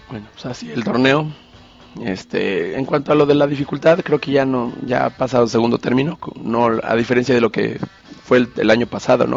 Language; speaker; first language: Spanish; native; Spanish